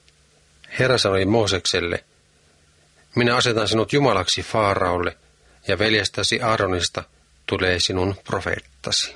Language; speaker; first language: Finnish; native; Finnish